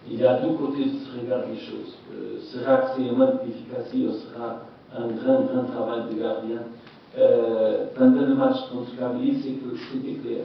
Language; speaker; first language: French; non-native, learner; Portuguese